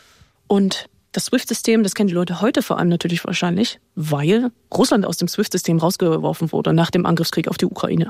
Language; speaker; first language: German; native; German